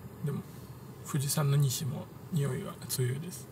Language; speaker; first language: Japanese; non-native, fluent; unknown